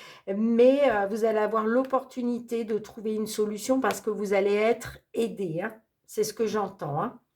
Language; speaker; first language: French; native; French